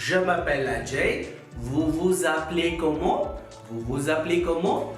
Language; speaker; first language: French; non-native, fluent; Tamil